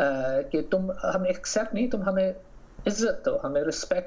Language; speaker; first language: Hindi; early bilingual, heritage; English